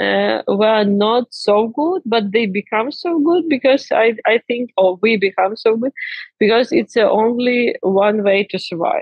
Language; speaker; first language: English; non-native, learner; Ukrainian